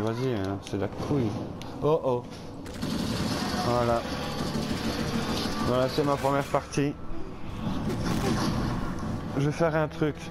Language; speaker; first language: French; native; French